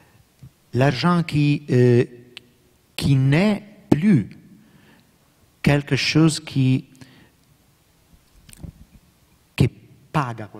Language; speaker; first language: French; non-native, learner; Italian